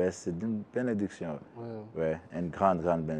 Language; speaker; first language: French; non-native, learner; Kinyarwanda